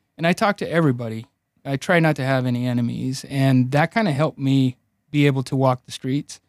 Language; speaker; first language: English; early bilingual, other home language; Spanish